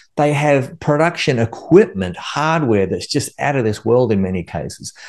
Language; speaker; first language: English; native; English